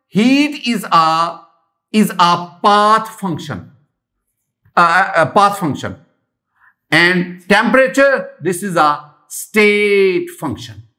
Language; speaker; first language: Urdu; non-native, local second language; Punjabi